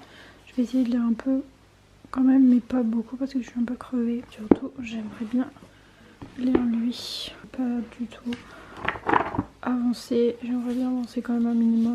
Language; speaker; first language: French; native; French